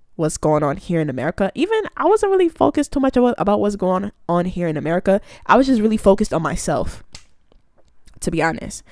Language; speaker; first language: English; early bilingual, other home language; Akan